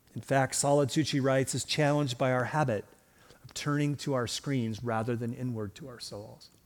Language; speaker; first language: English; early bilingual, other home language; Swedish